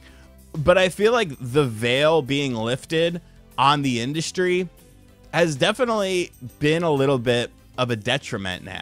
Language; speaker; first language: English; native; English